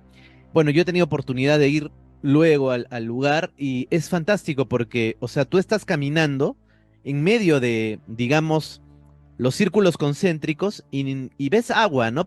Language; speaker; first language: Spanish; native; Spanish